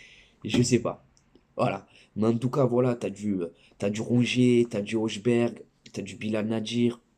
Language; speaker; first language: French; native; French